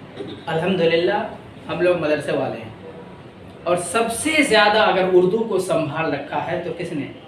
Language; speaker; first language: Urdu; native; Urdu